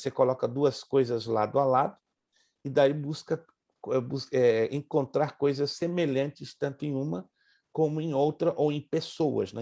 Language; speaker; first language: Portuguese; native; Portuguese